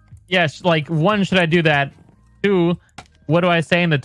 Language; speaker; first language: English; native; English